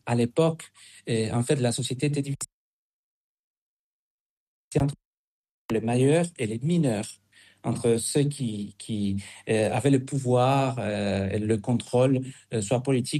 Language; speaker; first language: French; non-native, fluent; Spanish